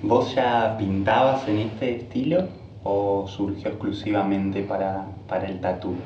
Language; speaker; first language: Spanish; native; Spanish